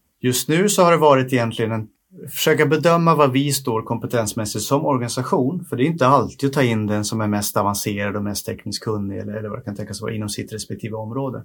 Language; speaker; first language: Swedish; native; Swedish